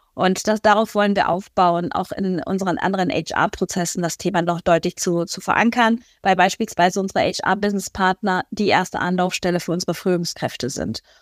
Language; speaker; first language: German; early bilingual, other home language; Persian